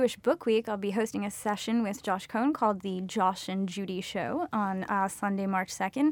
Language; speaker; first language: English; non-native, fluent; Yiddish